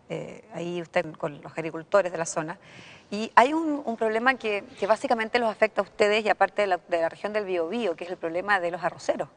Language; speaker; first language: Spanish; native; Spanish